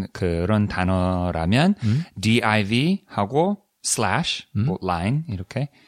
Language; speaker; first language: Korean; non-native, fluent; English